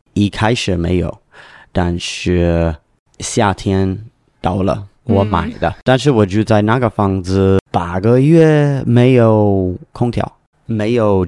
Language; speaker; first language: Chinese; non-native, learner; English